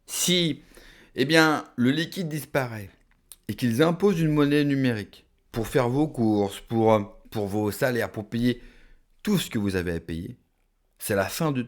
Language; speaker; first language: French; native; French